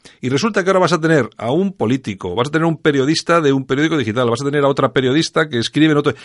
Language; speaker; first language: Spanish; native; Spanish